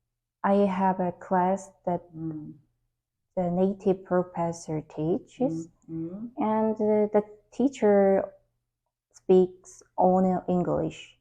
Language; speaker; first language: English; non-native, learner; Korean